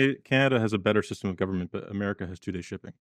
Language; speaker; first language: English; native; English